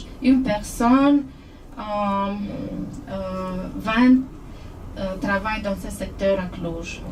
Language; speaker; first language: French; non-native, fluent; Romanian